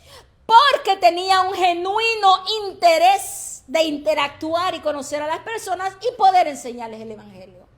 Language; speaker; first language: Spanish; native; Spanish